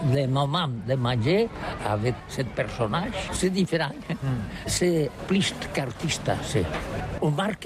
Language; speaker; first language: French; non-native, learner; Catalan